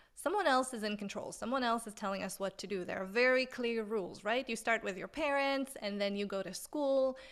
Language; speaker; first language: English; non-native, fluent; Hebrew